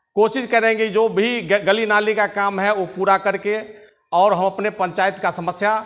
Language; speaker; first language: Hindi; native; Hindi